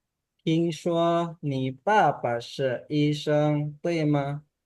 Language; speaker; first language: Chinese; non-native, fluent; Indonesian